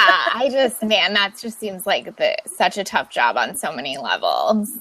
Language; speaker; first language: English; native; English